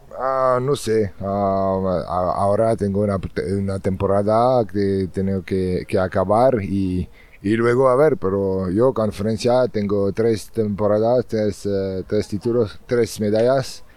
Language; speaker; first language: Spanish; non-native, learner; French